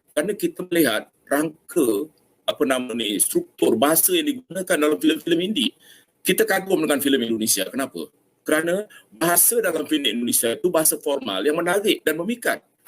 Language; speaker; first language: Malay; native; Malay